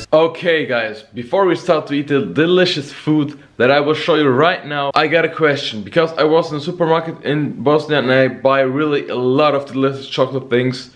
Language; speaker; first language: English; non-native, learner; Bosnian